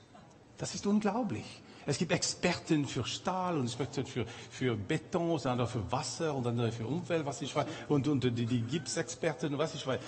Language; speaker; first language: German; non-native, local second language; French